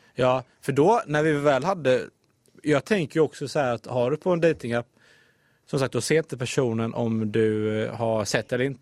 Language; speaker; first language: Swedish; native; Swedish